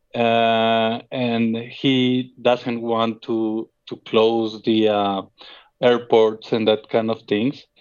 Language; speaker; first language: English; non-native, fluent; Spanish